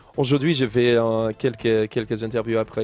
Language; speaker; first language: French; non-native, learner; English